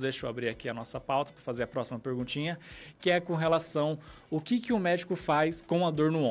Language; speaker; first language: Portuguese; native; Portuguese